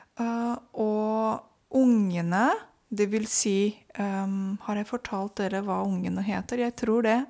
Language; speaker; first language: Norwegian; non-native, fluent; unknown